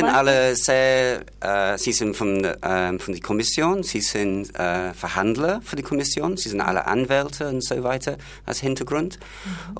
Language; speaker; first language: German; non-native, fluent; English